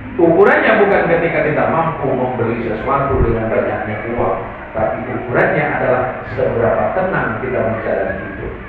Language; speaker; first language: Indonesian; non-native, local second language; Madurese